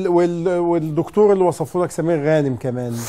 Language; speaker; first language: Arabic; native; Arabic